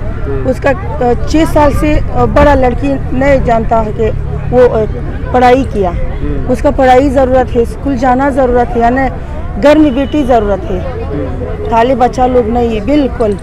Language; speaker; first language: Hindi; non-native, learner; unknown